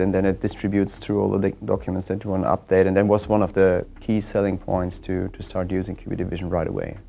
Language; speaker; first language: English; non-native, fluent; German